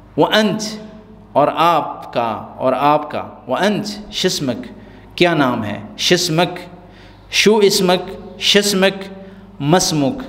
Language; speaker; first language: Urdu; non-native, local second language; Pashto